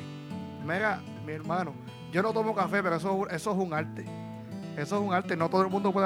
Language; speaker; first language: Spanish; native; Spanish